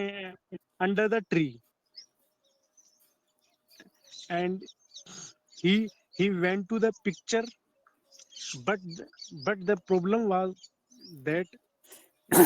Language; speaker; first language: English; non-native, learner; Hindi